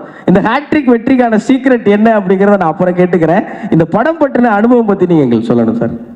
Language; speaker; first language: Tamil; native; Tamil